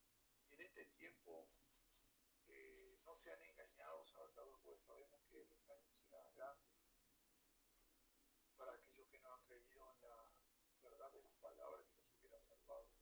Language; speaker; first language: Spanish; native; Spanish